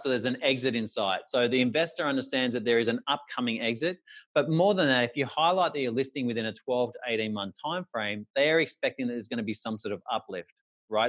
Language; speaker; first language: English; native; English